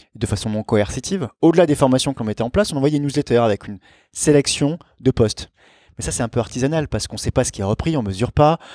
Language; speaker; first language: French; native; French